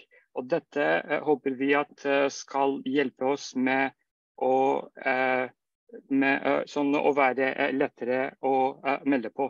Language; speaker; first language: Norwegian; non-native, fluent; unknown